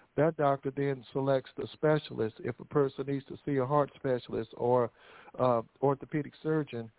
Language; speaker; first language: English; native; English